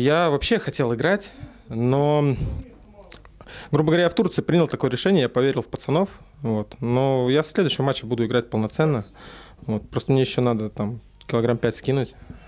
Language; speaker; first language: Russian; native; Russian